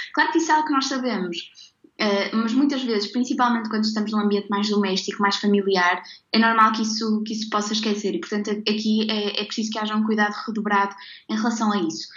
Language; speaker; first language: Portuguese; native; Portuguese